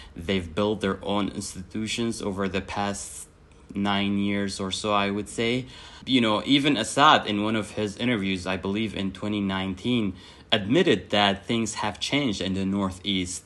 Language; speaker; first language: English; non-native, fluent; Arabic